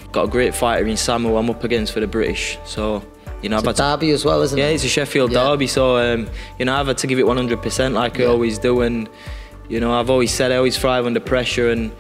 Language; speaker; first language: English; native; English